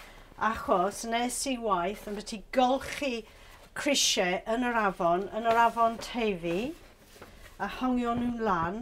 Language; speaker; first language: Welsh; non-native, learner; English